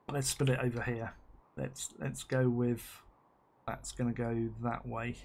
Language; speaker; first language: English; native; English